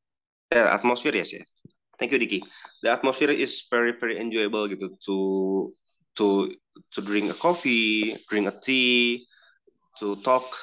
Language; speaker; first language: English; non-native, learner; Indonesian